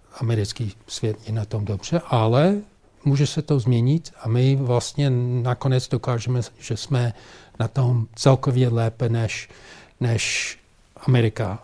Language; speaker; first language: Czech; non-native, fluent; English